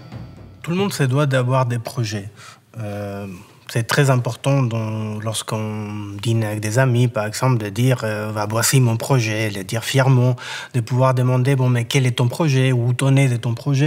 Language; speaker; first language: French; native; French